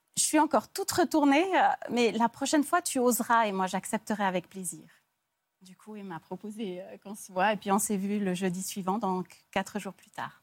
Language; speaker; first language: French; native; French